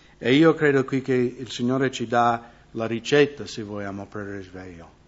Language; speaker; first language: Italian; non-native, fluent; English